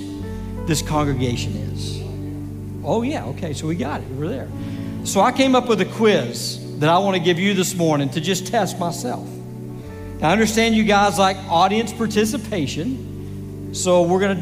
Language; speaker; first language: English; native; English